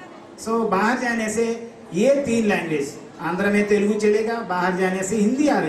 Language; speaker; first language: Hindi; non-native, local second language; Telugu